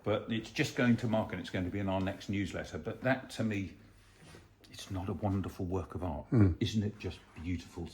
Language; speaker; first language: English; native; English